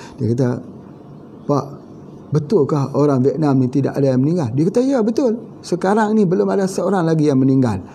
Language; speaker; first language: Malay; native; Malay